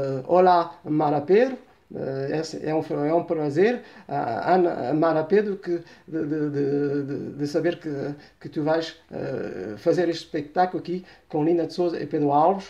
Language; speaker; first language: Portuguese; early bilingual, heritage; Portuguese